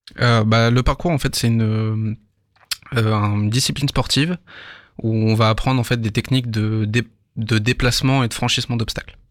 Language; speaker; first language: French; native; French